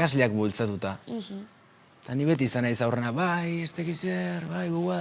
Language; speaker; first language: Basque; native; Basque